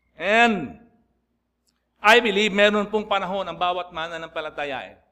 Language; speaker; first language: Filipino; native; Filipino